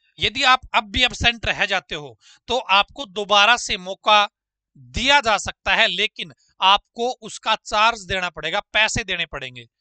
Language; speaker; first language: Hindi; native; Hindi